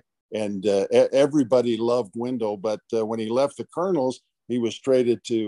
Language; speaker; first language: English; native; English